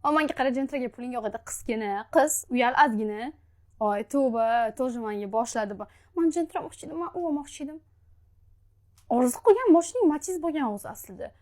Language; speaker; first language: Uzbek; non-native, local second language; Tajik